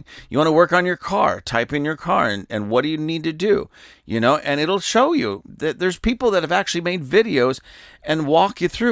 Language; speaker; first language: English; native; English